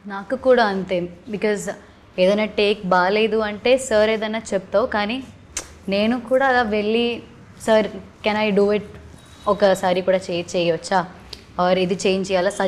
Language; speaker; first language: Telugu; non-native, learner; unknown